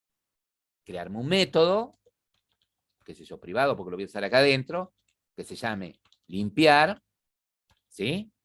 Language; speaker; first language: Spanish; native; Spanish